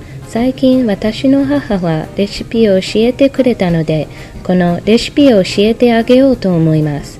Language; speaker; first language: Japanese; non-native, learner; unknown